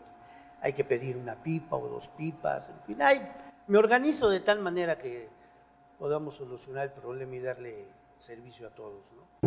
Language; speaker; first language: Spanish; native; Spanish